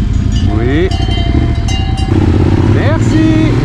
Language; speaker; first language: French; native; French